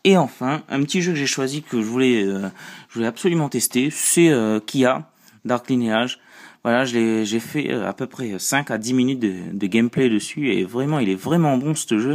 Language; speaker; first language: French; native; French